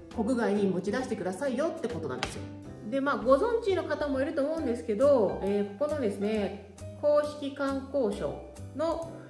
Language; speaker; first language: Japanese; native; Japanese